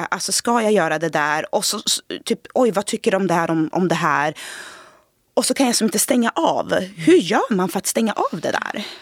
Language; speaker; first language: Swedish; early bilingual, other home language; Portuguese